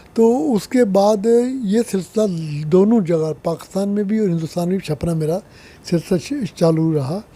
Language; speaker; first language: Hindi; non-native, local second language; Punjabi